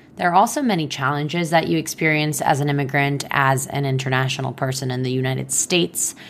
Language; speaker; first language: English; non-native, fluent; Hebrew